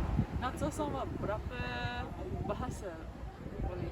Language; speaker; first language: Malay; early bilingual, heritage; English